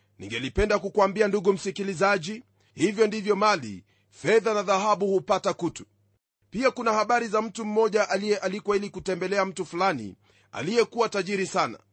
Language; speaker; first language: Swahili; non-native, local second language; Luyia